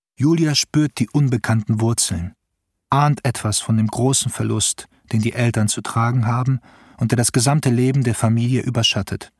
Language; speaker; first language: German; native; German